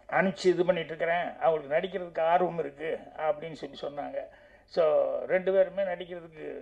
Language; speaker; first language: Tamil; native; Tamil